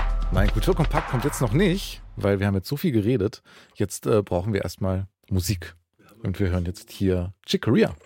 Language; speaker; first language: German; native; German